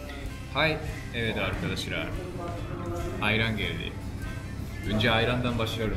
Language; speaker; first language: Turkish; non-native, fluent; Japanese